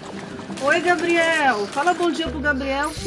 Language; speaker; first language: Portuguese; native; Portuguese